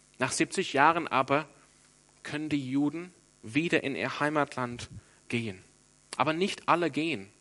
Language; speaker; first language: German; non-native, fluent; English